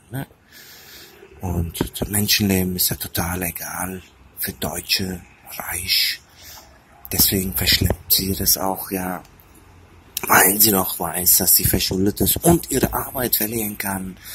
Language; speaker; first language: German; early bilingual, other home language; Turkish